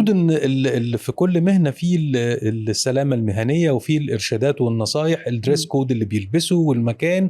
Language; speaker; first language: Arabic; native; Arabic